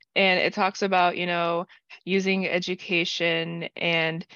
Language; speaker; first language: English; native; English